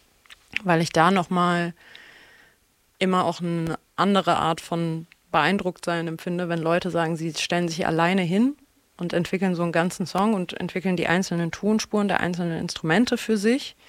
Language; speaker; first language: German; native; German